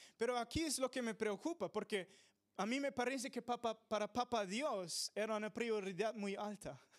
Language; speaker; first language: Spanish; non-native, fluent; English